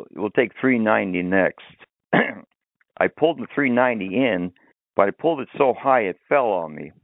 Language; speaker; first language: English; early bilingual, other home language; Finnish